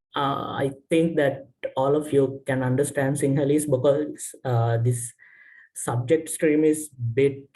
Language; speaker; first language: English; non-native, local second language; Sinhala